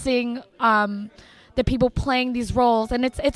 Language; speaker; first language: English; native; English